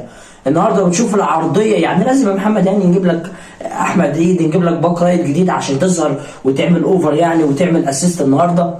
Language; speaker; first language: Arabic; native; Arabic